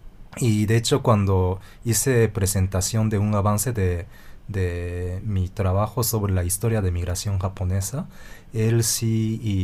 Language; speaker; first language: Spanish; non-native, fluent; Japanese